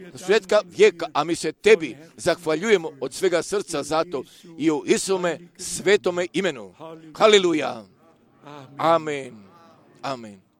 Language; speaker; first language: Croatian; early bilingual, heritage; Croatian